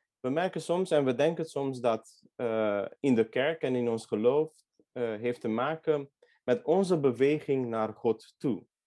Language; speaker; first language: Dutch; non-native, fluent; Hungarian